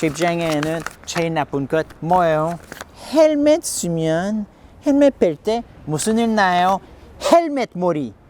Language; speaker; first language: Korean; non-native, learner; English